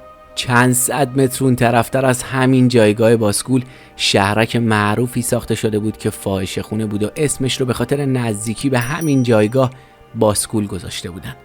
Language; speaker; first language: Persian; native; Persian